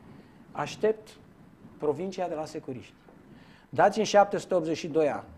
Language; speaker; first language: Romanian; native; Romanian